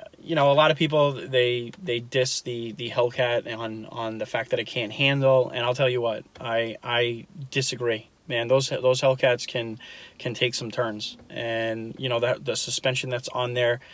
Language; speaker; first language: English; native; English